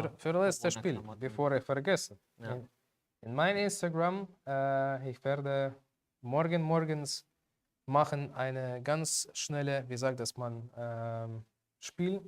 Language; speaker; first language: German; non-native, learner; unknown